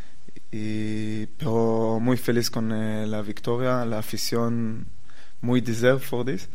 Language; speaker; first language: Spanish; non-native, learner; Hebrew